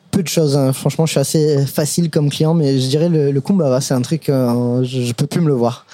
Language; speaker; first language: French; non-native, fluent; English